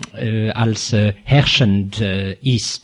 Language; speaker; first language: German; non-native, fluent; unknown